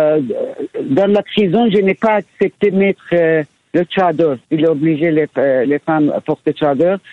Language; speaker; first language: French; non-native, fluent; Persian